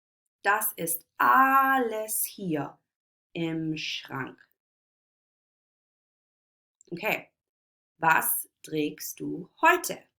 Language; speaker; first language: German; non-native, fluent; English